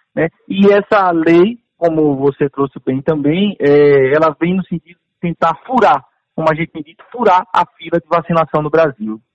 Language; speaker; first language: Portuguese; native; Portuguese